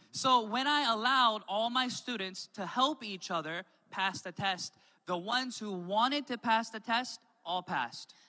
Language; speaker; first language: English; native; English